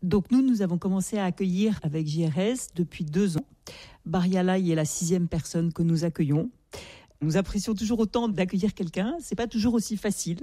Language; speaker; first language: French; native; French